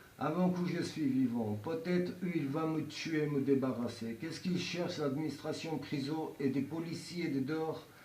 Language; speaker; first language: French; non-native, learner; Georgian